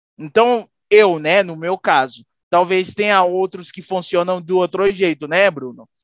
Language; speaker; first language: Portuguese; native; Portuguese